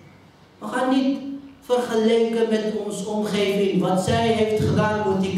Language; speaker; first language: Dutch; non-native, fluent; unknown